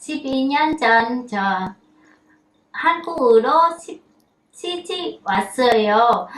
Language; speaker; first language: Korean; non-native, learner; Vietnamese